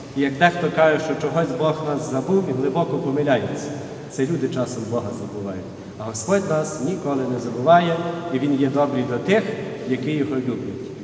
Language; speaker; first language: Ukrainian; native; Ukrainian